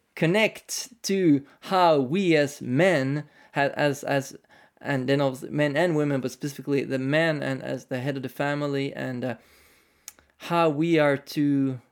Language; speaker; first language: English; non-native, fluent; Finnish